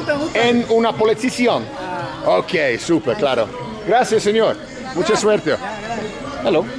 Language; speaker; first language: Spanish; non-native, learner; English